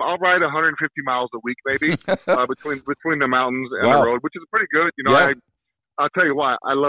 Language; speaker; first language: English; native; English